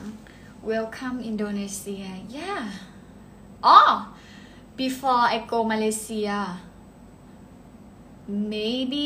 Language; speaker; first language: English; non-native, learner; Thai